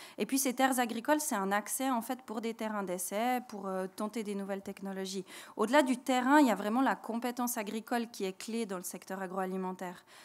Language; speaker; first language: French; native; French